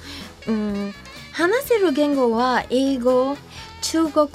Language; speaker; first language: Japanese; non-native, learner; English